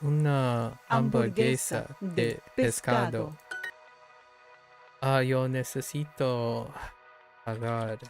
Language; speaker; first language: Spanish; non-native, learner; English